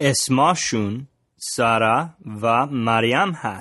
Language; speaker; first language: Persian; non-native, learner; English